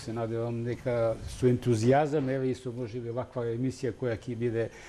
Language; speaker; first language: Macedonian; native; Macedonian